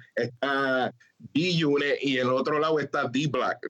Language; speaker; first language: Spanish; early bilingual, heritage; Spanish